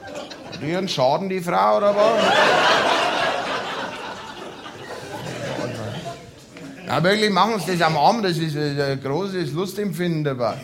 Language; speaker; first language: German; native; German